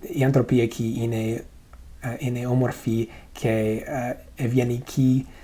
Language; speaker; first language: Greek; non-native, fluent; English